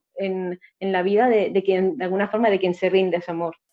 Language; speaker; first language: Spanish; native; Spanish